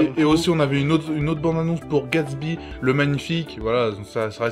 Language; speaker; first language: French; native; French